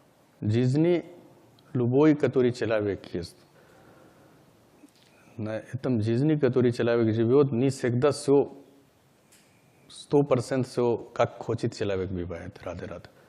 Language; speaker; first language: Russian; non-native, learner; Hindi